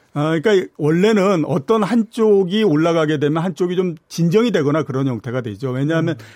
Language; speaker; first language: Korean; native; Korean